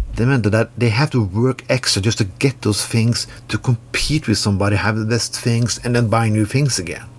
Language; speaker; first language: English; non-native, fluent; Norwegian